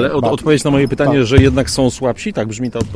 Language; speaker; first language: Polish; native; Polish